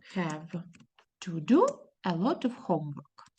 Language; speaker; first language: English; non-native, fluent; Ukrainian